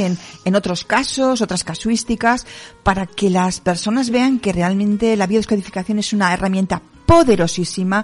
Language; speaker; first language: Spanish; native; Spanish